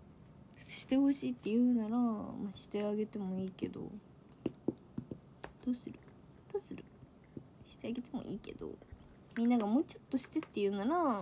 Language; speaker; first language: Japanese; native; Japanese